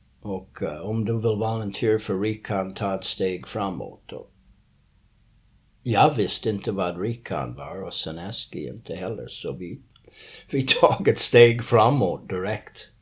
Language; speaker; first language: Swedish; early bilingual, heritage; English